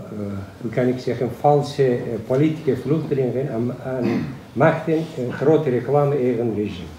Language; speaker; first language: Dutch; non-native, learner; Azerbaijani